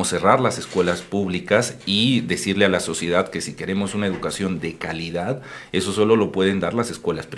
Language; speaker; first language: Spanish; native; Spanish